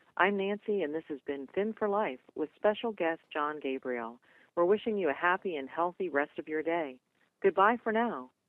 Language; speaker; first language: English; native; English